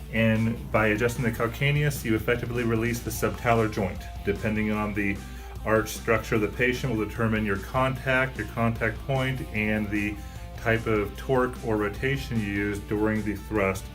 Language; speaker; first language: English; native; English